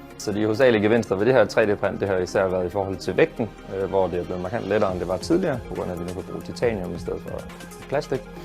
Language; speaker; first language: Danish; native; Danish